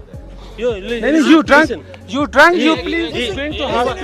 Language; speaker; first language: English; non-native, learner; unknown